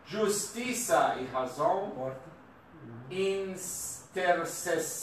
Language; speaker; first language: Portuguese; non-native, learner; Persian